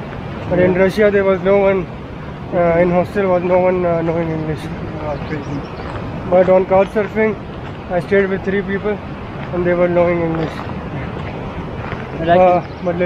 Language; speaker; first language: English; non-native, local second language; Marathi